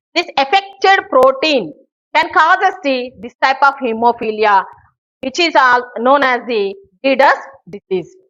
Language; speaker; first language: English; non-native, local second language; Telugu